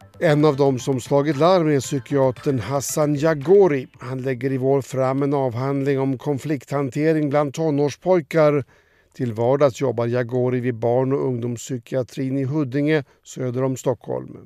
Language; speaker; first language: Swedish; native; Swedish